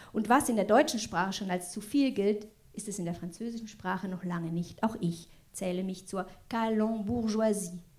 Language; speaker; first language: German; non-native, local second language; French